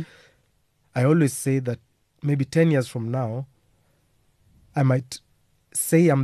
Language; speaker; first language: English; non-native, local second language; Kamba